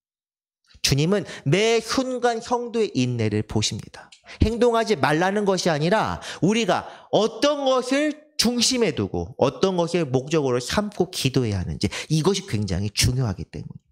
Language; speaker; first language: Korean; native; Korean